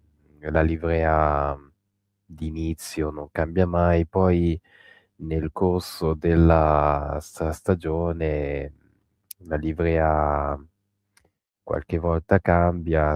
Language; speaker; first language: Italian; native; Italian